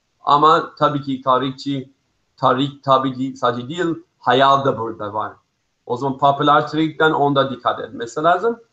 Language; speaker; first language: Turkish; non-native, fluent; English